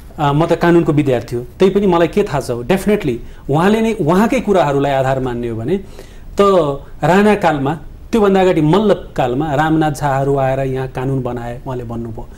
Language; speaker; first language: Nepali; non-native, local second language; Maithili